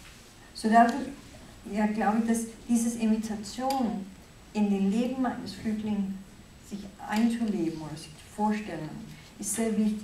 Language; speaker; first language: German; non-native, fluent; Danish